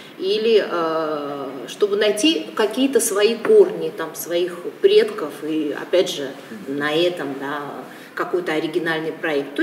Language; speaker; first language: Russian; native; Russian